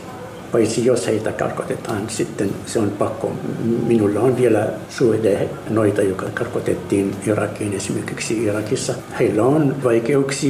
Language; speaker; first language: Finnish; non-native, fluent; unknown